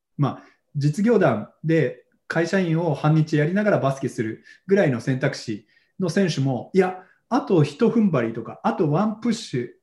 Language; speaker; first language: Japanese; native; Japanese